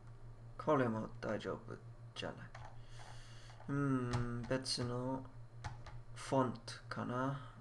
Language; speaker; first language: Japanese; non-native, learner; English